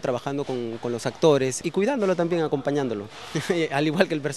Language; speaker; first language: Spanish; native; Spanish